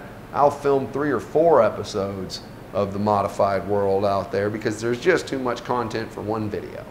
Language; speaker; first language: English; native; English